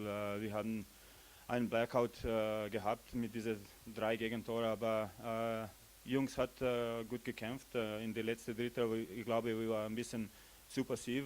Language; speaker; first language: German; non-native, learner; Slovenian